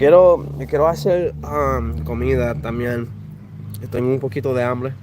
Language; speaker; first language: Spanish; early bilingual, heritage; English